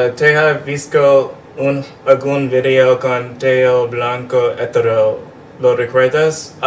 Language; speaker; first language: Spanish; non-native, fluent; English